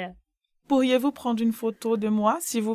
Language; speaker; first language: French; non-native, fluent; Portuguese